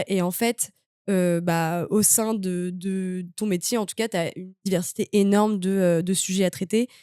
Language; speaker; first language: French; native; French